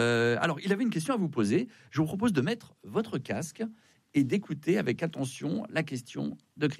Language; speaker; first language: French; native; French